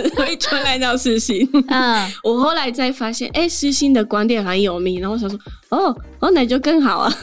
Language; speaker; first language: Chinese; non-native, fluent; French